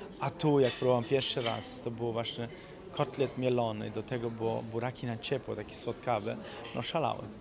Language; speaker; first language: Polish; non-native, fluent; Italian